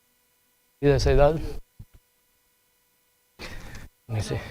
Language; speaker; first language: English; non-native, fluent; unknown